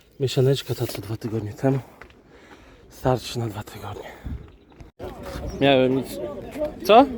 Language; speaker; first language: Polish; native; Polish